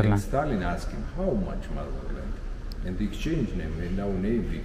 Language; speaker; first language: English; non-native, learner; Georgian